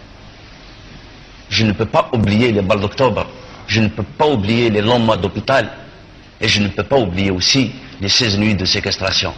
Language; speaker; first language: French; non-native, local second language; Kabyle